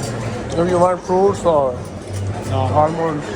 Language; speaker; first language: English; non-native, learner; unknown